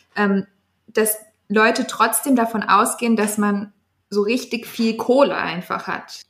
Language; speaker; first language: German; native; German